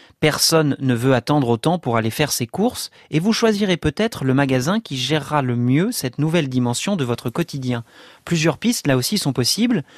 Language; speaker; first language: French; native; French